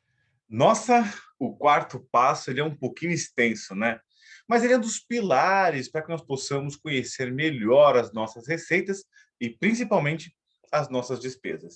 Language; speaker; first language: Portuguese; native; Portuguese